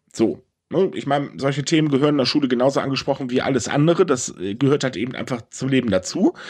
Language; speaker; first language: German; native; German